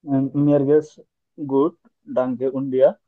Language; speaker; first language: German; non-native, learner; Bangla